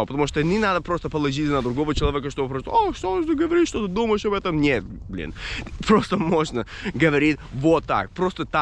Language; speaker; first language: Russian; non-native, fluent; English